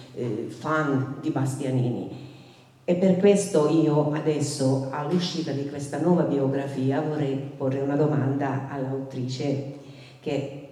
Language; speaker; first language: Italian; non-native, fluent; Hungarian